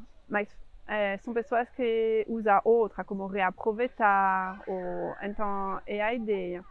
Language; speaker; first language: Portuguese; non-native, fluent; French